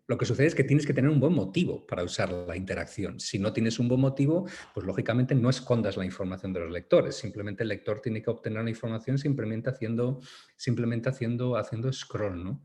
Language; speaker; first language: Spanish; native; Spanish